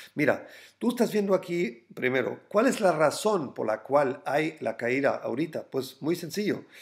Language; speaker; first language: Spanish; non-native, fluent; German